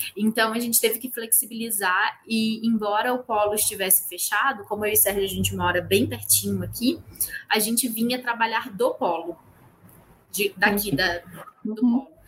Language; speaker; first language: Portuguese; native; Portuguese